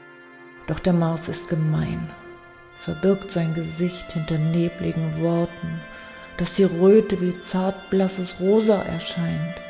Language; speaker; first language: German; native; German